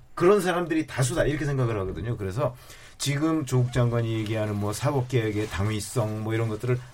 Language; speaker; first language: Korean; native; Korean